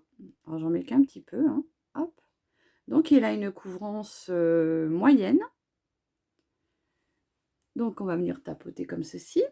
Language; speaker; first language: French; native; French